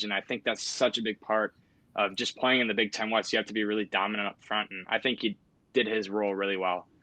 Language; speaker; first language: English; native; English